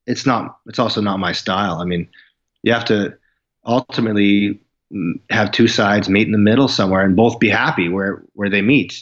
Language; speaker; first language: English; native; English